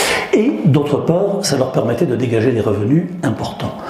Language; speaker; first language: French; native; French